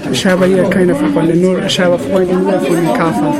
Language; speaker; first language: German; non-native, learner; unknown